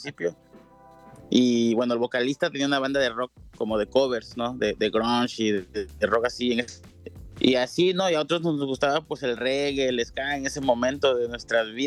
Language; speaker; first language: Spanish; native; Spanish